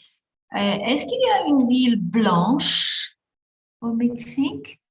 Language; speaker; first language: French; non-native, fluent; Spanish